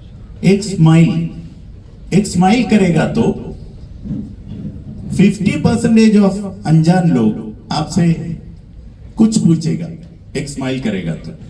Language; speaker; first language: Hindi; non-native, learner; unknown